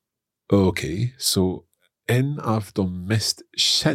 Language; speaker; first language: Swedish; non-native, learner; English